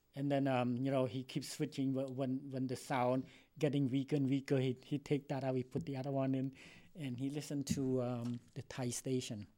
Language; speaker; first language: English; non-native, fluent; Khmer